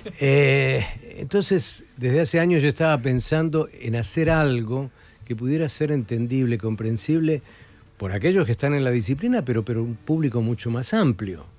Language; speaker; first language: Spanish; native; Spanish